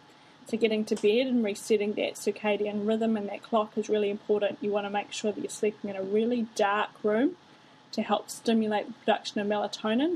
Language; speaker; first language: English; native; English